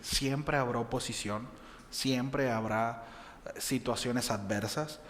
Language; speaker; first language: Spanish; native; Spanish